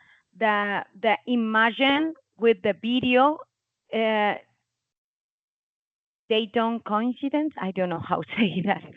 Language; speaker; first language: English; non-native, learner; Spanish